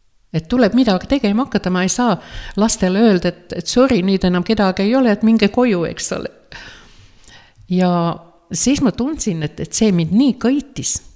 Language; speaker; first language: Estonian; non-native, fluent; Latvian